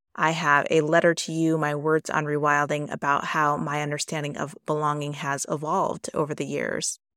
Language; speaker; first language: English; native; English